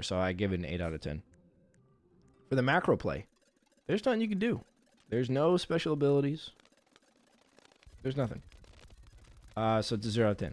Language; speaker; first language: English; native; English